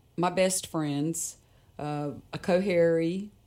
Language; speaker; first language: English; native; English